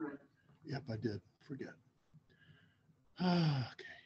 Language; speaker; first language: English; native; English